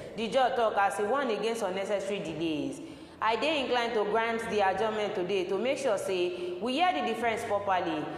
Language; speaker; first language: Nigerian Pidgin; non-native, local second language; Yoruba